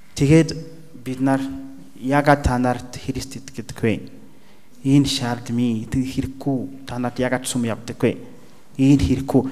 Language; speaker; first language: Mongolian; non-native, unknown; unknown